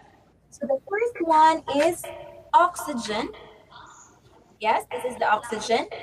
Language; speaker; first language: English; non-native, local second language; Filipino